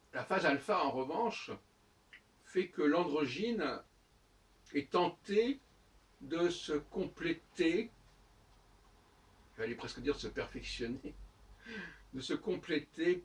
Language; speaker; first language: French; native; French